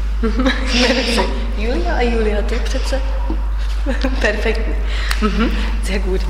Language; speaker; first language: Czech; non-native, fluent; German